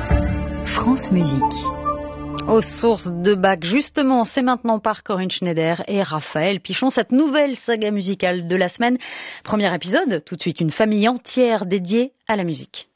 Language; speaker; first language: French; native; French